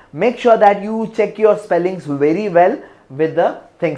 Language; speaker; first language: English; non-native, local second language; Malayalam